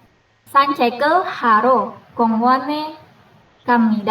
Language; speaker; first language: Korean; non-native, learner; Indonesian